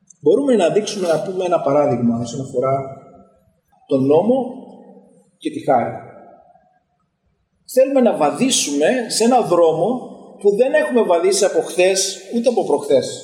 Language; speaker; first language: Greek; native; Greek